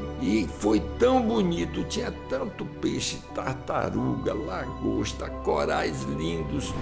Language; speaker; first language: Portuguese; early bilingual, other home language; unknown